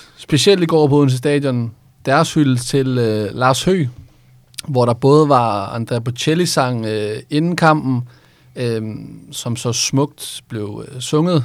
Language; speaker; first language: Danish; native; Danish